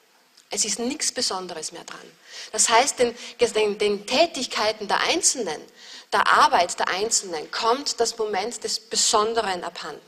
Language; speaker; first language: German; native; German